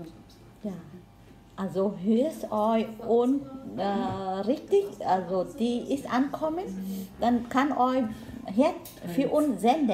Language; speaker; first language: German; non-native, learner; Vietnamese